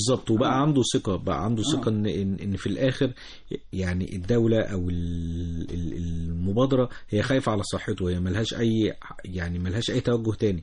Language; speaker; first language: Arabic; native; Arabic